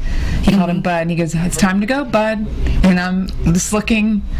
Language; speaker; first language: English; native; English